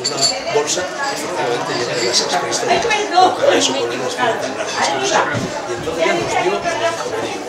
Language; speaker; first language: Spanish; native; Spanish